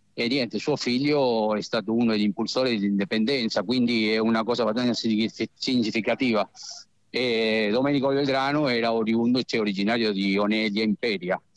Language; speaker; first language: Italian; non-native, fluent; Spanish